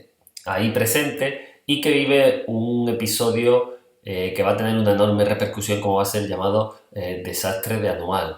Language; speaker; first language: Spanish; native; Spanish